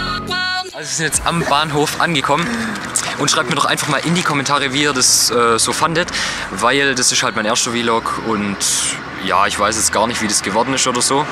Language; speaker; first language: German; native; German